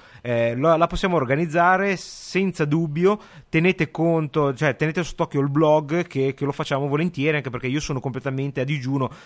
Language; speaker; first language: Italian; native; Italian